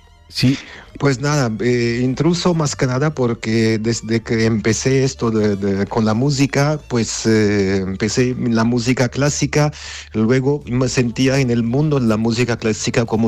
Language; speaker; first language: Spanish; non-native, fluent; Armenian